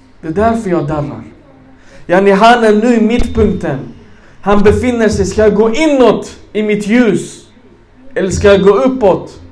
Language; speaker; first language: Swedish; non-native, fluent; Arabic